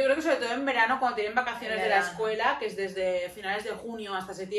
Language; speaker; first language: Spanish; native; Spanish